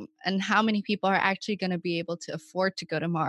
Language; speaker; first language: English; non-native, local second language; Cantonese